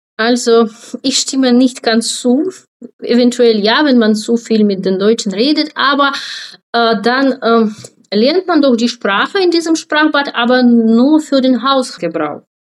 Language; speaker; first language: German; non-native, fluent; Ukrainian